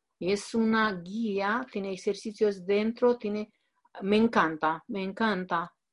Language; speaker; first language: Spanish; non-native, fluent; Romanian